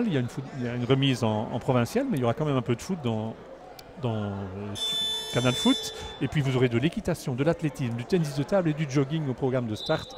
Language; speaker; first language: French; native; French